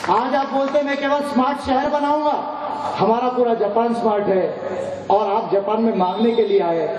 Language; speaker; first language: Hindi; non-native, local second language; Marathi